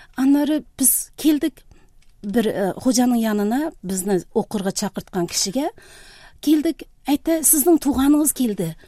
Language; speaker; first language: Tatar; early bilingual, heritage; Tatar